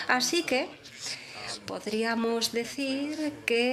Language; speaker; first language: Spanish; non-native, fluent; English